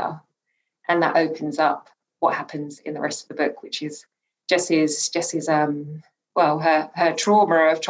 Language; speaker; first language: English; native; English